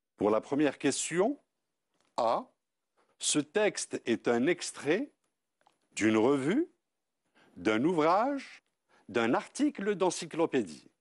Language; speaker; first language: French; non-native, local second language; Arabic